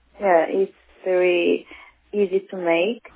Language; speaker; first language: English; non-native, learner; Korean